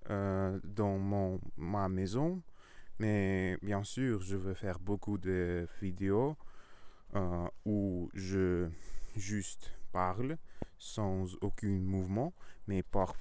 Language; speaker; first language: French; non-native, learner; Russian